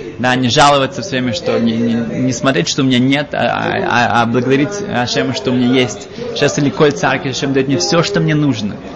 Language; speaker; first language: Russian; early bilingual, heritage; Russian